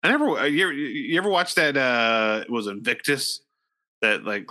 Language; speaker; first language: English; native; English